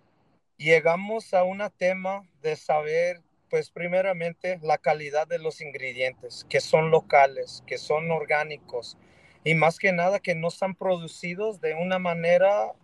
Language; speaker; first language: Spanish; early bilingual, heritage; Spanish